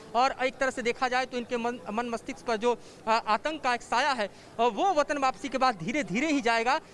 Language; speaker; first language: Hindi; native; Hindi